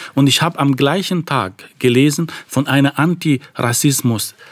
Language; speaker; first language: German; non-native, fluent; Arabic